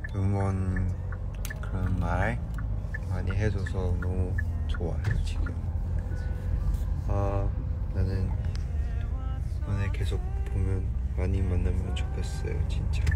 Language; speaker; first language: Korean; non-native, learner; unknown